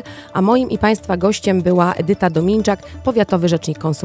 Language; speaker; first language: Polish; native; Polish